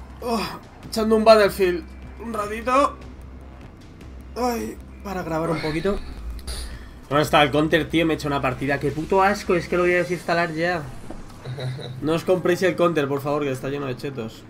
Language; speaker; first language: Spanish; native; Spanish